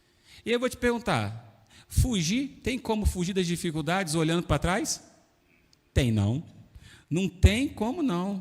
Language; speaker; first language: Portuguese; native; Portuguese